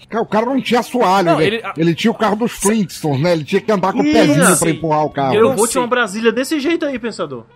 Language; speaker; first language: Portuguese; native; Portuguese